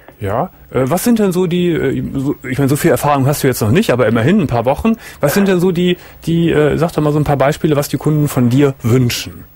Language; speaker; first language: German; native; German